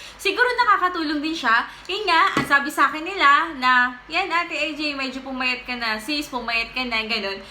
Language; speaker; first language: Filipino; native; Filipino